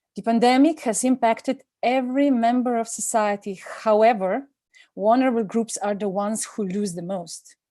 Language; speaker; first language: English; non-native, fluent; Slovenian